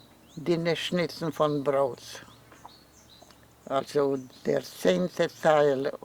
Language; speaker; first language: German; non-native, fluent; Polish